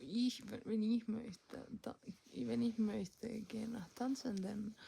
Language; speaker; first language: German; non-native, learner; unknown